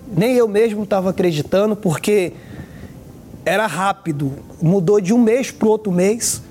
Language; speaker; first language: Portuguese; native; Portuguese